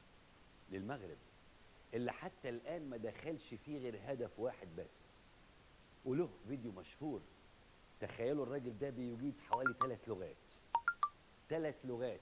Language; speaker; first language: Arabic; native; Arabic